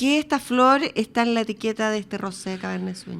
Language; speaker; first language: Spanish; native; Spanish